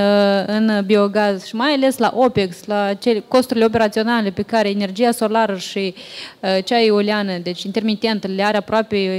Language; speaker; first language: Romanian; native; Romanian